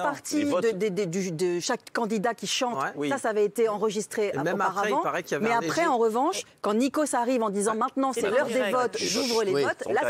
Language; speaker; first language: French; native; French